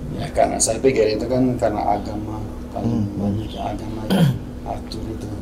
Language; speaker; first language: Indonesian; non-native, fluent; Swedish